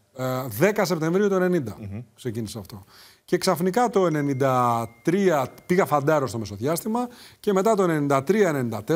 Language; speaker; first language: Greek; native; Greek